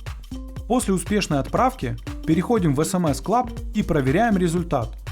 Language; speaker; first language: Russian; native; Russian